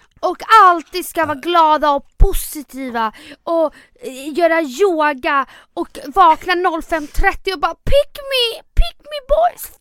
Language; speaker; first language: Swedish; early bilingual, other home language; Spanish